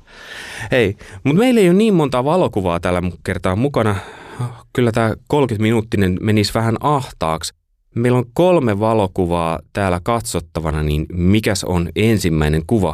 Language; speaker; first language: Finnish; native; Finnish